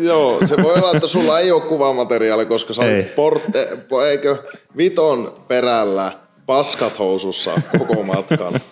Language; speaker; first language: Finnish; native; Finnish